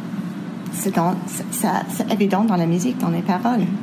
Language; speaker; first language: French; non-native, fluent; English